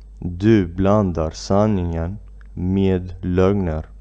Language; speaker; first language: Swedish; non-native, fluent; Arabic